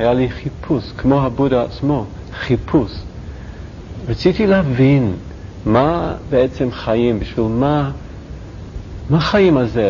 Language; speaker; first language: Hebrew; non-native, learner; English